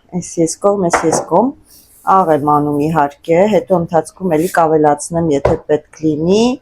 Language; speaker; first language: Armenian; native; Armenian